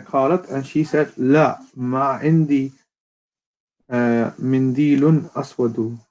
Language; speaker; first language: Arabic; non-native, learner; English